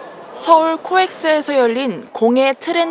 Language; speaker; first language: Korean; native; Korean